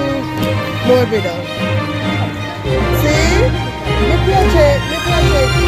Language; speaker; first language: Italian; non-native, learner; English